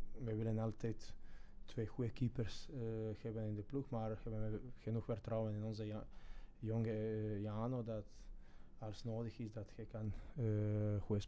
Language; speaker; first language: Dutch; non-native, fluent; Croatian